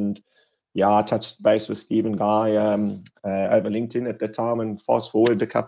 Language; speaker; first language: English; native; English